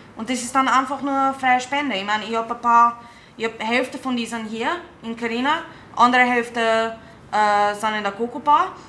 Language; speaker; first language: German; non-native, fluent; English